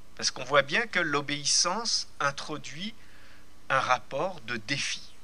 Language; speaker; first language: French; native; French